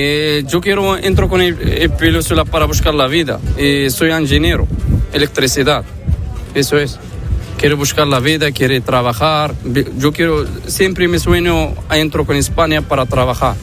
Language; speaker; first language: Spanish; non-native, learner; Arabic